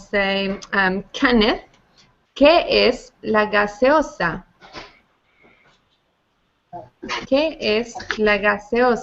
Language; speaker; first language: Spanish; non-native, fluent; English